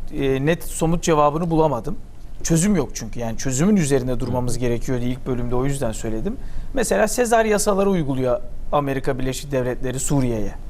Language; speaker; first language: Turkish; native; Turkish